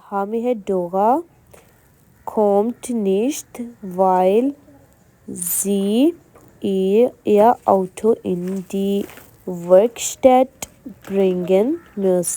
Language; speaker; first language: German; non-native, fluent; Urdu